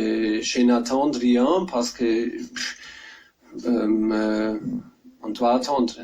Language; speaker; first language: French; non-native, learner; German